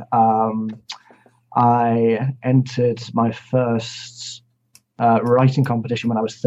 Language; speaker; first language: English; native; English